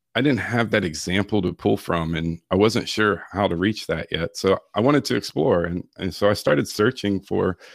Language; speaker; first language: English; native; English